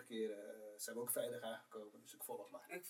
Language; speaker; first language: Dutch; native; Dutch